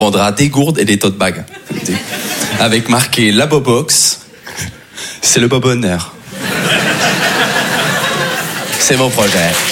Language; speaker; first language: French; native; French